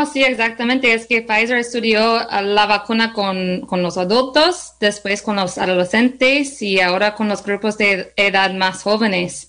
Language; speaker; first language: Spanish; non-native, learner; English